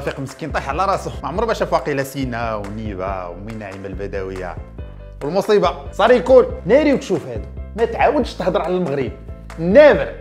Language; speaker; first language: Arabic; native; Arabic